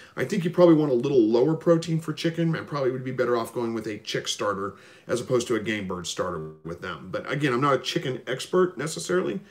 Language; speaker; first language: English; native; English